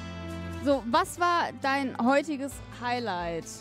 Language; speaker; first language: German; native; German